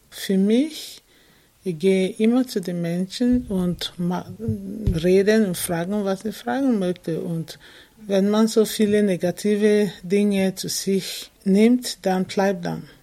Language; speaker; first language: German; non-native, fluent; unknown